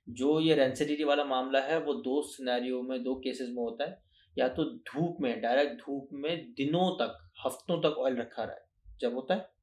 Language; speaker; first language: Urdu; native; Urdu